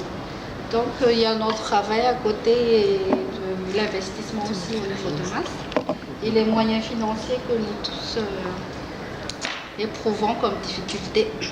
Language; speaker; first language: French; non-native, local second language; Malagasy